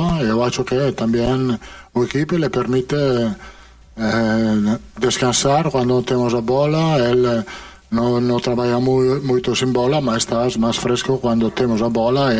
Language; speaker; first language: Portuguese; non-native, learner; Italian